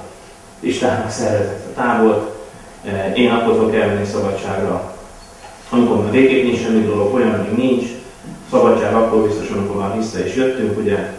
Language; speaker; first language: Hungarian; native; Hungarian